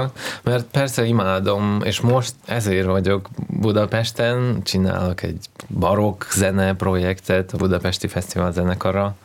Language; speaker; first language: Hungarian; non-native, fluent; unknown